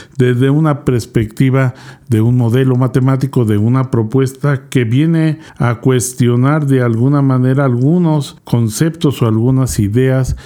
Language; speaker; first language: Spanish; native; Spanish